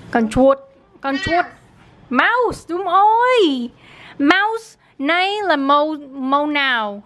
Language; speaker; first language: Vietnamese; early bilingual, heritage; English